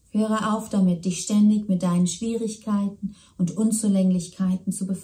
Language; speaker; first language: German; native; German